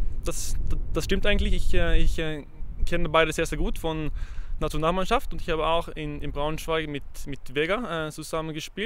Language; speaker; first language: German; non-native, fluent; Norwegian